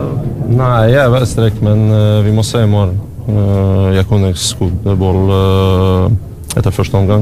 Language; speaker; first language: Norwegian; non-native, learner; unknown